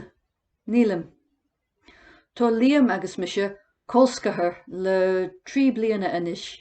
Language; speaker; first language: Irish; non-native, learner; English